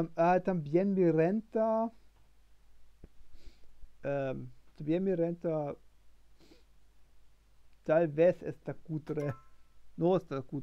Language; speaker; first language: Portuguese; non-native, learner; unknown